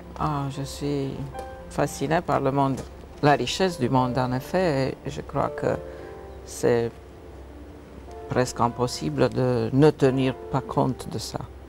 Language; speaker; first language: French; non-native, fluent; Romanian